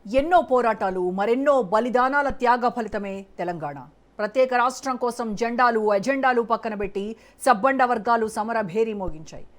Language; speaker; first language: Telugu; native; Telugu